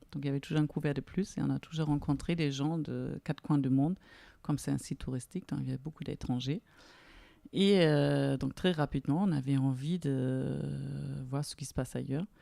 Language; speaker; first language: French; non-native, fluent; German